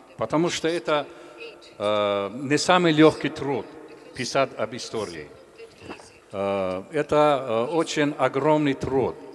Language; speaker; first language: Russian; non-native, local second language; Tajik